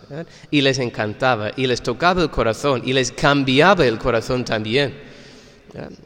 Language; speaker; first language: Spanish; non-native, fluent; English